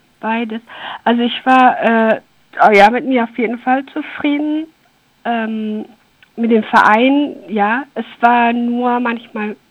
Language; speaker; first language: German; early bilingual, other home language; Persian